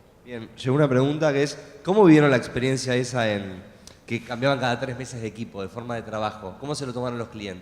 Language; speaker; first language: Spanish; native; Spanish